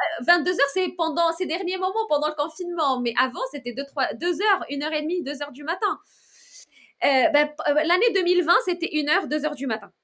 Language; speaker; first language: French; non-native, local second language; Arabic